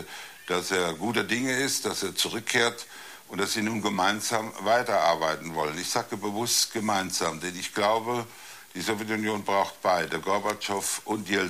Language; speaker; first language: German; native; German